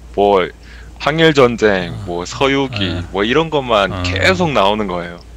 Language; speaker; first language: Korean; early bilingual, heritage; Korean